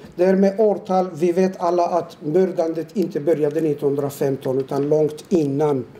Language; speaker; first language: Swedish; non-native, fluent; Turoyo